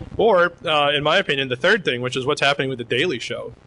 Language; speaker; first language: English; native; English